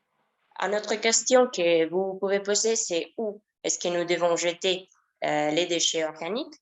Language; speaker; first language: French; non-native, learner; Spanish